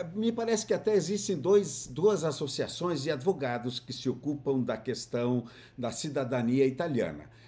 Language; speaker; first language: Portuguese; native; Portuguese